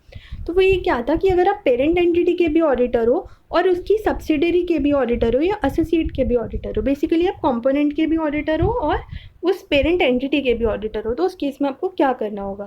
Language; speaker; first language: Hindi; native; Hindi